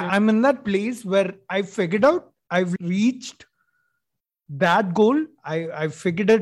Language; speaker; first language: English; non-native, local second language; Malayalam